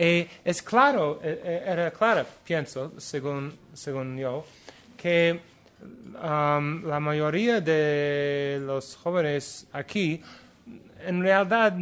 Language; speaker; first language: Spanish; non-native, learner; English